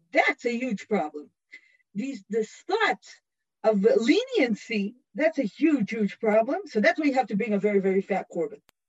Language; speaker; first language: English; non-native, fluent; Hebrew